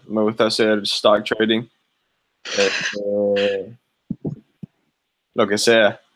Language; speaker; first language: Spanish; early bilingual, other home language; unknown